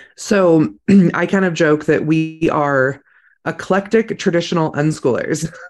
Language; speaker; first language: English; native; English